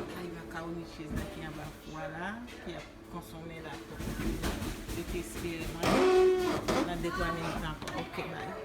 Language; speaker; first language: French; non-native, local second language; Haitian Creole